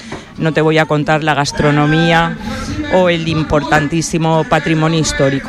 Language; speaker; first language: Spanish; native; Spanish